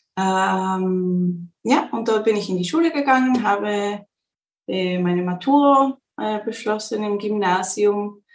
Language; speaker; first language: German; early bilingual, heritage; Spanish